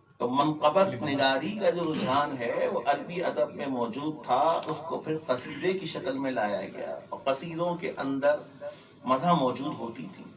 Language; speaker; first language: Urdu; native; Urdu